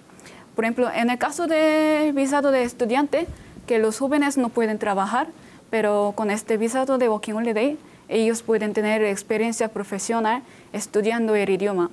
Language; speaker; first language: Spanish; non-native, fluent; Korean